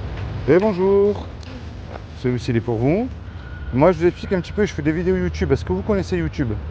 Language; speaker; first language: French; native; French